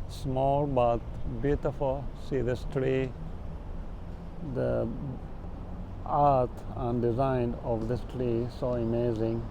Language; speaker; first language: English; non-native, learner; Arabic